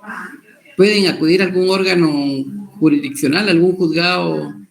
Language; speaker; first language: Spanish; native; Spanish